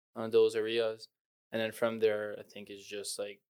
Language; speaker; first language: English; native; English